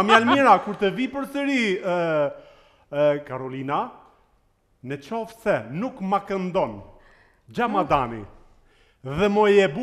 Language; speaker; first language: Albanian; native; Albanian